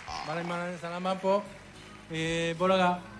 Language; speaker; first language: Filipino; non-native, learner; Japanese